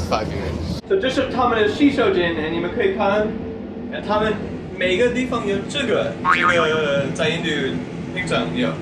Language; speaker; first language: Chinese; non-native, learner; English